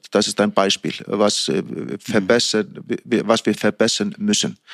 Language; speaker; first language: German; non-native, fluent; Icelandic